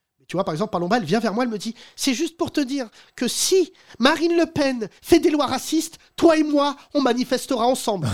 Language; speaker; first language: French; early bilingual, other home language; Arabic